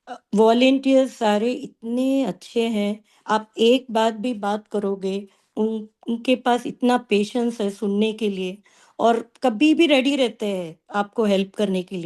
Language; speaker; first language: Hindi; non-native, local second language; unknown